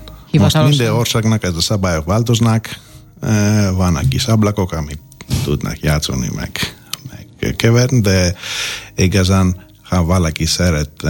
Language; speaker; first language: Hungarian; non-native, fluent; Greek